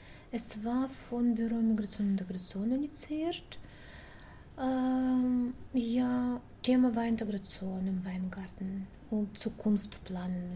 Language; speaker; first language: German; non-native, learner; Russian